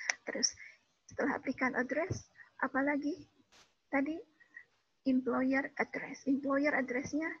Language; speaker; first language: English; non-native, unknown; Indonesian